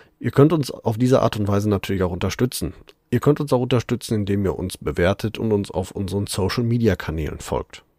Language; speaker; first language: German; early bilingual, other home language; Italian